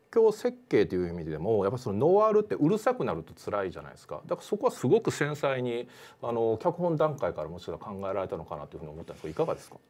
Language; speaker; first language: Japanese; native; Japanese